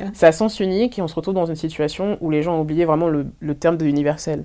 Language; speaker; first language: French; native; French